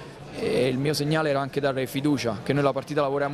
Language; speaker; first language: Italian; native; Italian